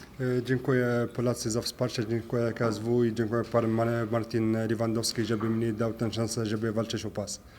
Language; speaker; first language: Polish; non-native, fluent; French